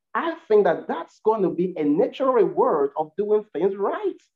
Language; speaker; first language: English; non-native, local second language; Igbo